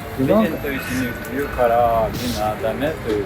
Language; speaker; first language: Japanese; non-native, fluent; Lithuanian